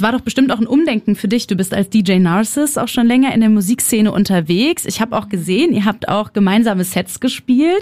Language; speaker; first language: German; native; German